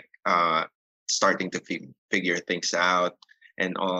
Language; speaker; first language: English; non-native, local second language; Filipino